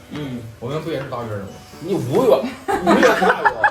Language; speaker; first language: Chinese; native; Chinese